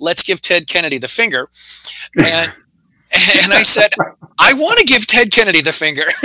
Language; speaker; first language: English; native; English